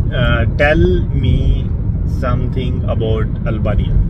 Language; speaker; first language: English; non-native, local second language; Hindi